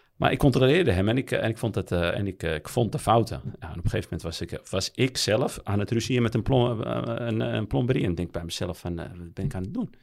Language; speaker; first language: Dutch; early bilingual, other home language; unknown